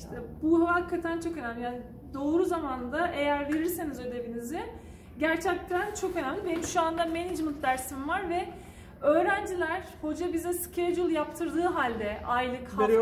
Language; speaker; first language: Turkish; native; Turkish